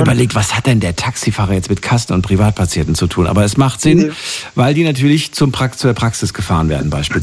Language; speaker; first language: German; native; German